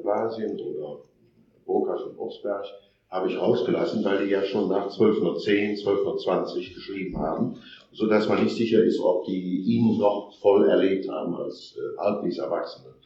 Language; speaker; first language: German; native; German